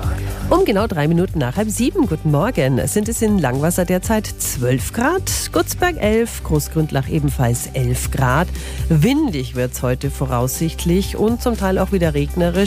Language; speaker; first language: German; native; German